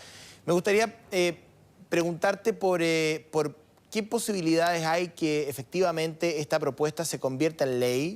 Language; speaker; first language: Spanish; native; Spanish